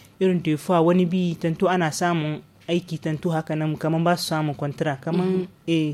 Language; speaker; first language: Hausa; native; Hausa